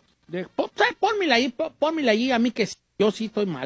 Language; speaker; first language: Spanish; native; Spanish